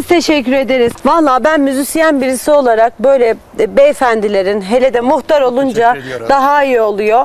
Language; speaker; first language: Turkish; native; Turkish